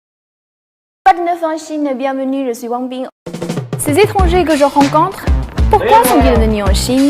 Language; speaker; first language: French; non-native, fluent; Chinese